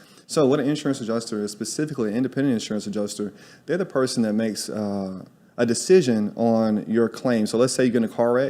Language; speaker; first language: English; native; English